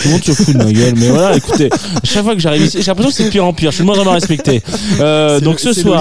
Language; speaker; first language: French; native; French